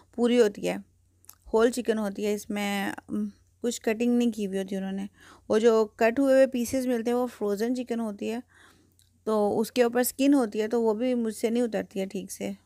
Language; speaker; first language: Urdu; native; Urdu